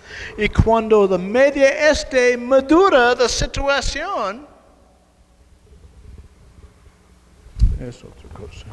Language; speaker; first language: Spanish; non-native, learner; English